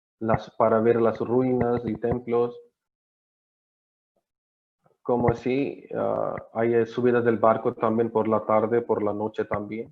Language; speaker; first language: Spanish; non-native, learner; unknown